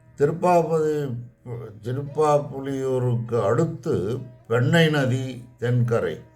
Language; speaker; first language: Tamil; native; Tamil